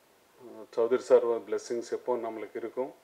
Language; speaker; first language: Tamil; non-native, learner; Telugu